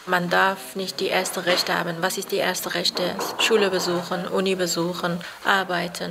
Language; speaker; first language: German; non-native, learner; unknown